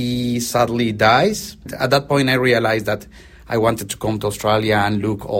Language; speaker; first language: English; non-native, fluent; Spanish